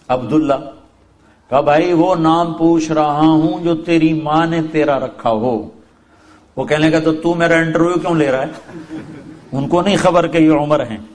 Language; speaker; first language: Urdu; non-native, local second language; Punjabi